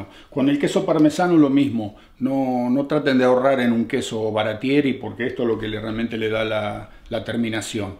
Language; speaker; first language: Spanish; native; Spanish